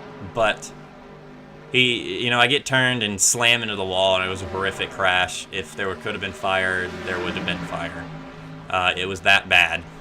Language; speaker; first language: English; native; English